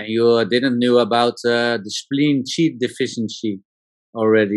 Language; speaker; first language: English; non-native, learner; Dutch